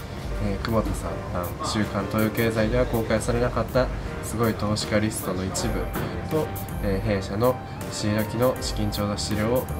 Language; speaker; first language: Japanese; native; Japanese